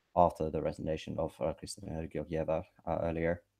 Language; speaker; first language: English; non-native, fluent; Finnish